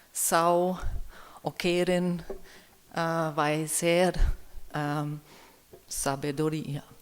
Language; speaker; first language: Portuguese; non-native, learner; German